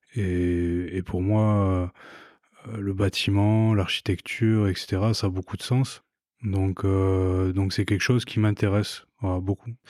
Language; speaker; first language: French; native; French